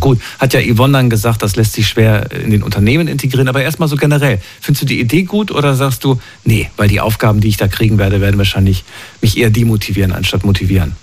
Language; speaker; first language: German; native; German